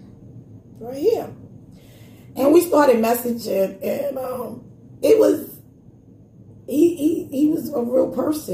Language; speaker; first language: English; native; English